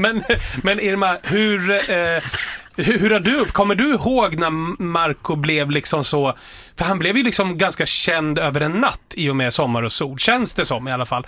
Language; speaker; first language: Swedish; native; Swedish